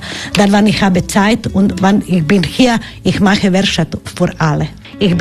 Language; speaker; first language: German; non-native, learner; Croatian